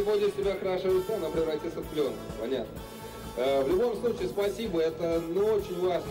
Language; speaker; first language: Russian; native; Russian